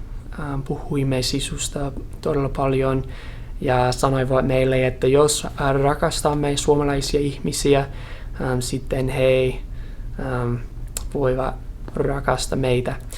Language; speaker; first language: Finnish; non-native, fluent; English